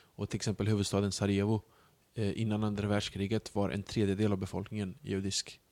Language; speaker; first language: Swedish; early bilingual, other home language; Bosnian